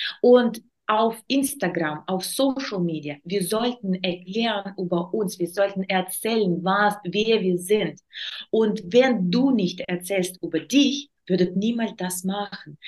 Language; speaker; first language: German; non-native, learner; Russian